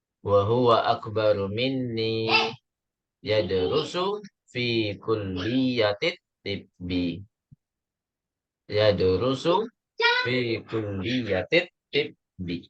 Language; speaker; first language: Arabic; non-native, fluent; Indonesian